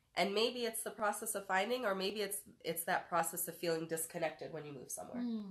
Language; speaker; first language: English; native; English